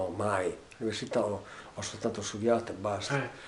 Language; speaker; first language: Italian; non-native, local second language; Sardinian